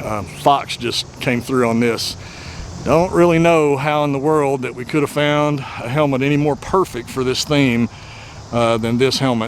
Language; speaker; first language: English; native; English